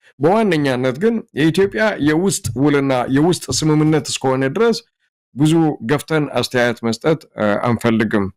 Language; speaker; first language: Amharic; non-native, local second language; Tigrinya